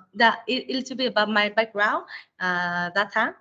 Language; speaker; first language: English; non-native, learner; Vietnamese